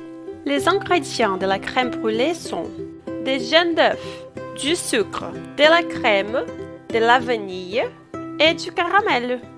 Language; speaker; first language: French; non-native, fluent; Portuguese